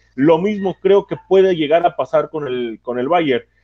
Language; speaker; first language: Spanish; native; Spanish